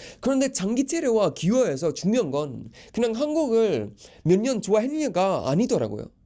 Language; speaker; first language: Korean; non-native, fluent; Swedish